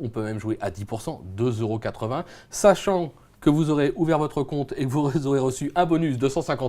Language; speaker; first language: French; native; French